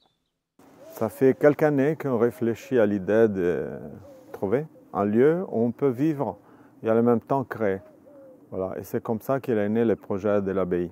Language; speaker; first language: French; non-native, fluent; Italian